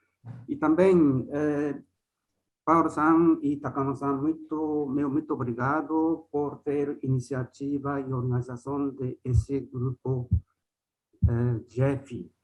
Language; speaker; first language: Portuguese; non-native, fluent; Japanese